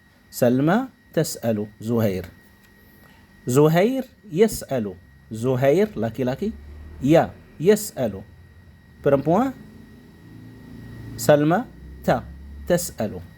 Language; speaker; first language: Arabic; non-native, fluent; Indonesian